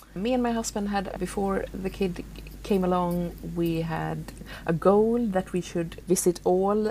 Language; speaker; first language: English; non-native, fluent; Swedish